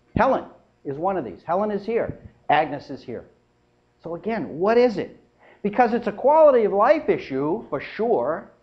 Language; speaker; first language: English; native; English